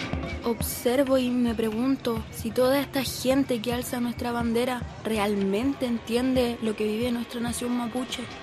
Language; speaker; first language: Spanish; native; Spanish